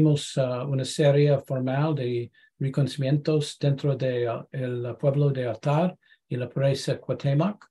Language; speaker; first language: Spanish; non-native, learner; English